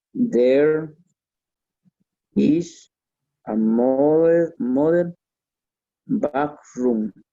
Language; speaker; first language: English; non-native, learner; Spanish